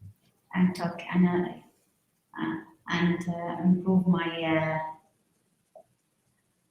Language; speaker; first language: English; non-native, learner; Arabic